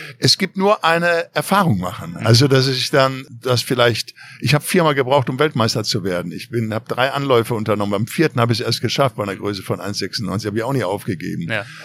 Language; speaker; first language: German; native; German